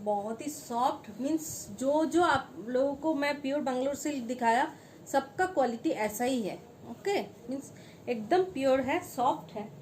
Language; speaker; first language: Hindi; non-native, local second language; Bangla